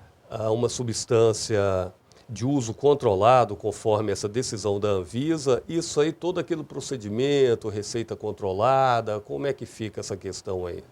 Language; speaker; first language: Portuguese; native; Portuguese